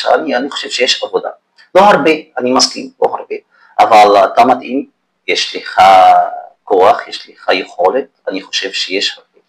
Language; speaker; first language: Hebrew; non-native, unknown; Arabic